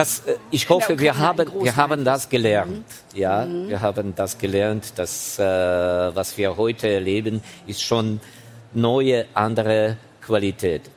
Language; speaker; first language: German; non-native, fluent; Ukrainian